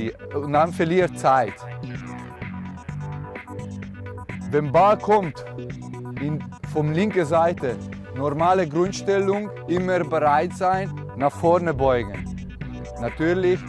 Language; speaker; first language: German; non-native, learner; Hungarian